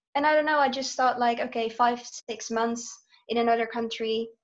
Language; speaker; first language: English; non-native, fluent; Dutch